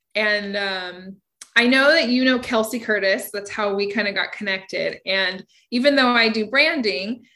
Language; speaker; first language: English; native; English